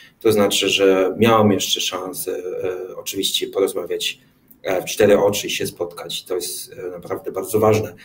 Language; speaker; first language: Polish; early bilingual, heritage; German